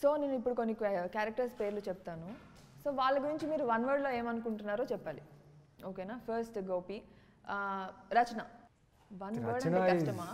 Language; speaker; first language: Telugu; native; Telugu